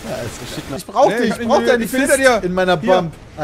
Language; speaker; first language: German; native; German